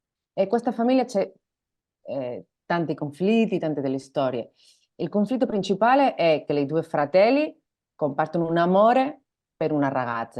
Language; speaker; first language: Italian; non-native, learner; Spanish